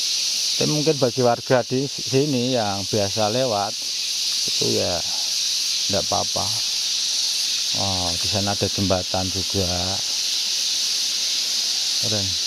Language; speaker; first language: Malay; non-native, local second language; Javanese